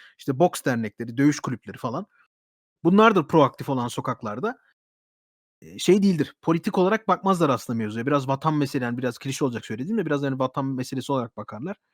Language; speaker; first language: Turkish; early bilingual, heritage; Turkish